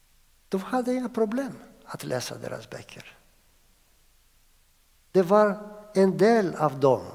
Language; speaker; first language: Swedish; non-native, fluent; Greek